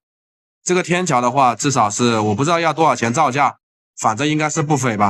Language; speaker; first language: Chinese; native; Chinese